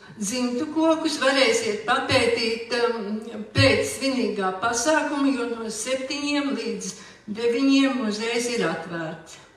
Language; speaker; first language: Latvian; native; Latvian